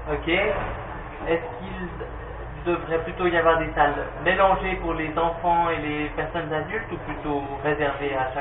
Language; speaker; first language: French; native; French